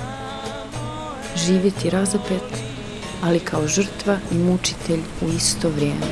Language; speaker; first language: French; non-native, fluent; Serbian